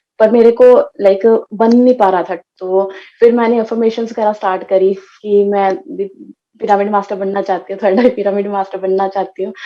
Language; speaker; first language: Hindi; non-native, local second language; Punjabi